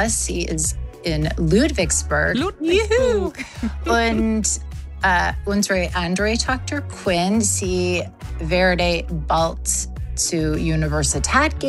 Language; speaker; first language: German; non-native, learner; English